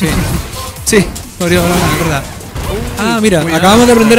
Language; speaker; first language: Spanish; native; Spanish